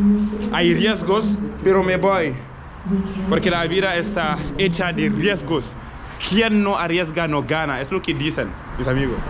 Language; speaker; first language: Spanish; non-native, learner; French